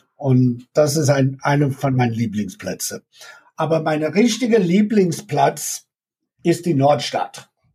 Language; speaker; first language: German; non-native, fluent; English